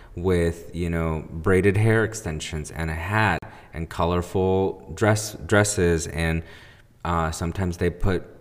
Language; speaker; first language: English; early bilingual, other home language; Spanish